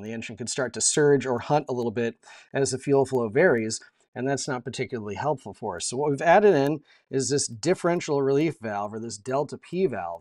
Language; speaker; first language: English; native; English